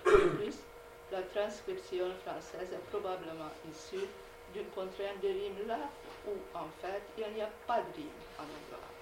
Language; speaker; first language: French; non-native, fluent; Hungarian